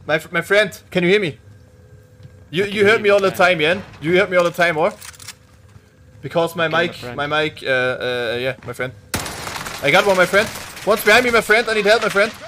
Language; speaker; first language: English; non-native, learner; German